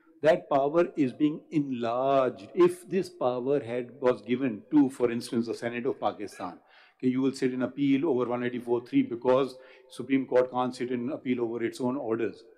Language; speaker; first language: English; non-native, local second language; Urdu